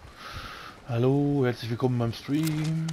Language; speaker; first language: German; native; German